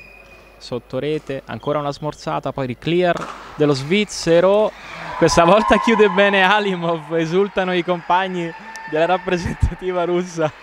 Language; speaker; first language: Italian; native; Italian